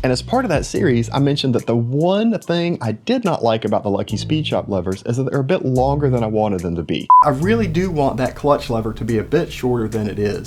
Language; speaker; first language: English; native; English